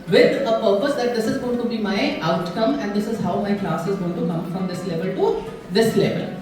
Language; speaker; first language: English; non-native, local second language; Punjabi